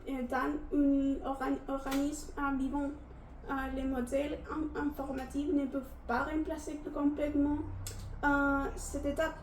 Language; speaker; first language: French; non-native, learner; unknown